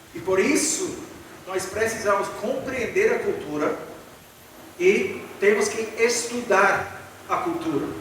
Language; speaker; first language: Portuguese; non-native, fluent; English